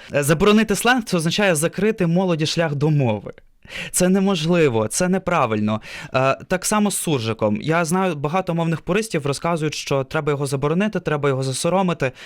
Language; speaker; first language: Ukrainian; non-native, local second language; Russian